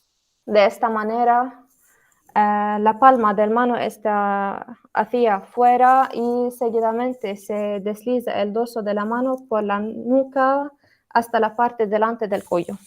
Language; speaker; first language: Spanish; non-native, learner; Arabic